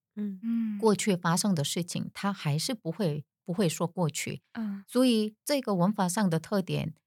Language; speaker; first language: Chinese; non-native, fluent; Korean